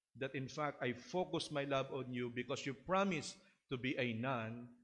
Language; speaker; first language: English; non-native, local second language; Filipino